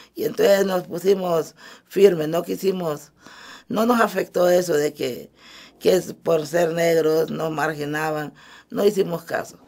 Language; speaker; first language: Spanish; early bilingual, other home language; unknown